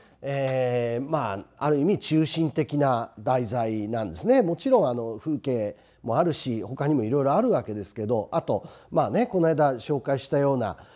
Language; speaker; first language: Japanese; native; Japanese